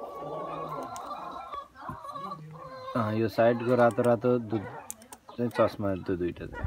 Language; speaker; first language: Nepali; native; Nepali